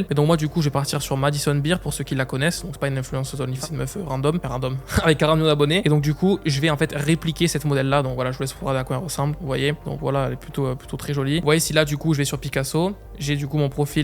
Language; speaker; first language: French; native; French